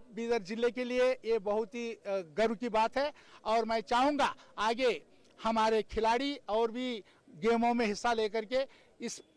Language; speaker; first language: Hindi; non-native, local second language; Kannada